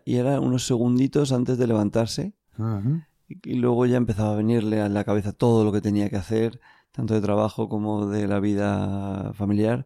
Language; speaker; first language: Spanish; native; Spanish